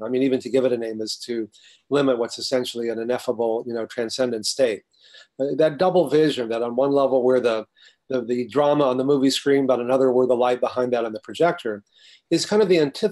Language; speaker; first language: English; native; English